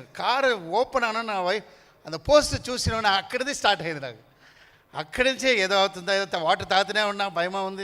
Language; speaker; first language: Telugu; non-native, learner; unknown